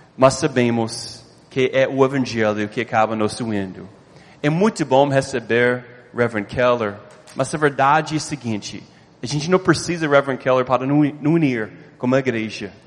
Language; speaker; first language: Portuguese; non-native, fluent; English